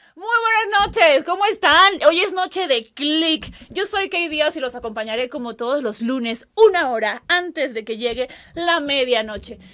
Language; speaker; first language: Spanish; native; Spanish